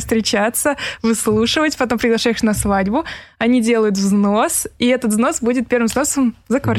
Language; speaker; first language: Russian; native; Russian